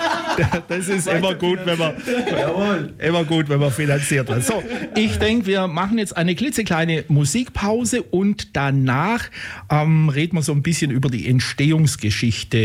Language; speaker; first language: German; native; German